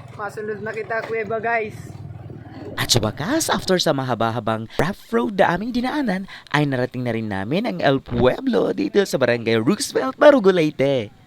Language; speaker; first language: Filipino; non-native, local second language; Waray